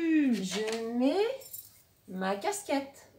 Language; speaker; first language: French; native; French